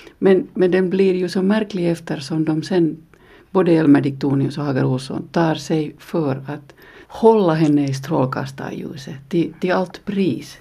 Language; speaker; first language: Swedish; native; Swedish